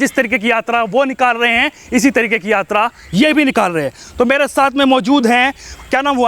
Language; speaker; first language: Hindi; native; Hindi